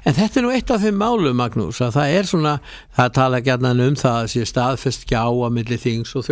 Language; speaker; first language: Icelandic; native; Icelandic